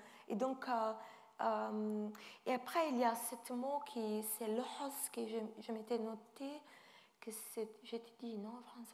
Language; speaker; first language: French; non-native, fluent; Italian